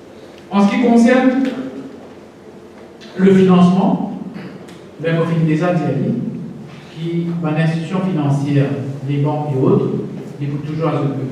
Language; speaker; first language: French; non-native, local second language; Morisyen